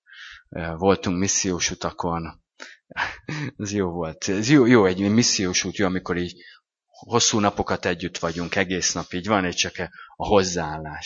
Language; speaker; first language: Hungarian; native; Hungarian